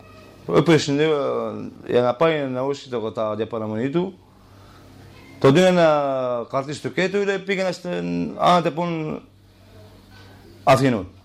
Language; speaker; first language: Greek; non-native, learner; Kurdish